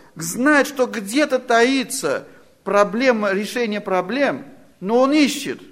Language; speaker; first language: Russian; non-native, fluent; Armenian